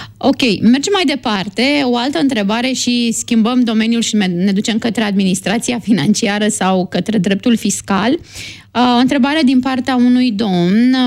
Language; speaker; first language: Romanian; native; Romanian